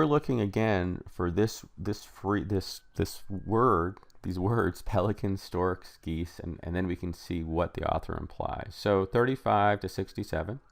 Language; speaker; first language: English; native; English